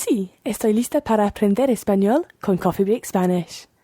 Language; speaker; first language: Spanish; non-native, learner; English